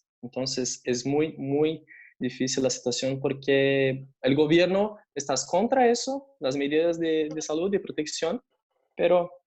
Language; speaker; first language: Spanish; non-native, fluent; Portuguese